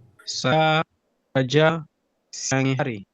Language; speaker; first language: Indonesian; non-native, learner; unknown